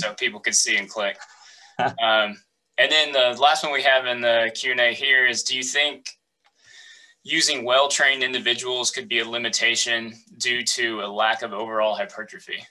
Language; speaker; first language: English; native; English